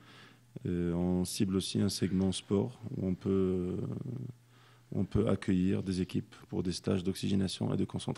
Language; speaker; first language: French; non-native, local second language; Arabic